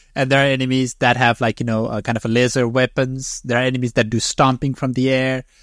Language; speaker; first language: English; non-native, fluent; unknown